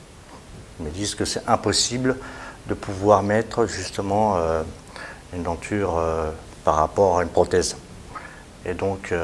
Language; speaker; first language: French; native; French